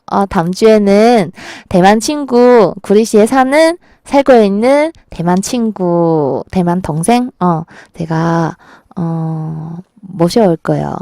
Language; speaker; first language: Korean; non-native, fluent; Chinese